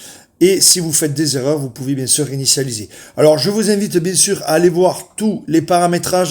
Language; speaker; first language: French; native; French